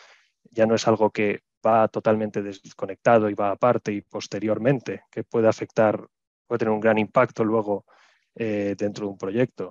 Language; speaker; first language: Spanish; native; Spanish